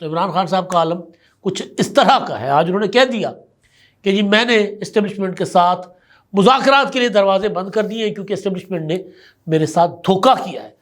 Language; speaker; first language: Urdu; non-native, local second language; Sindhi